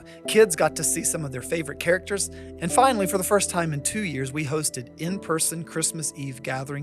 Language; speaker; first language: English; native; English